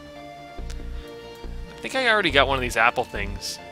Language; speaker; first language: English; native; English